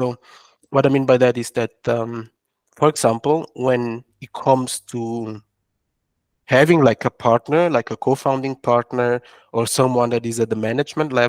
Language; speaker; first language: English; non-native, fluent; French